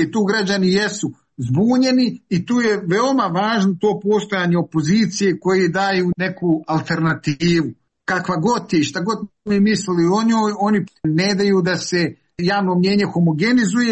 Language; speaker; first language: Serbian; native; Serbian